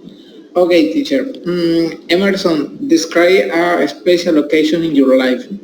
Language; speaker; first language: English; non-native, learner; Spanish